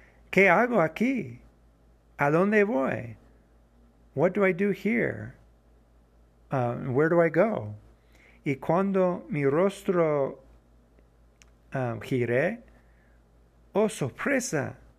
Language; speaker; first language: Spanish; non-native, fluent; English